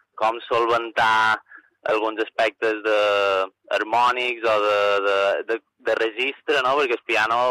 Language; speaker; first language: Catalan; native; Catalan